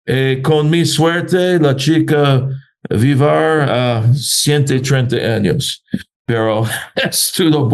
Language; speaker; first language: Spanish; non-native, learner; English